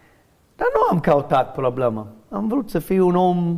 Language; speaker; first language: Romanian; non-native, learner; English